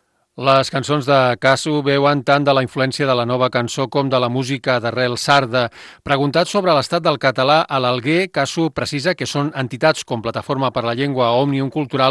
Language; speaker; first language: Catalan; native; Catalan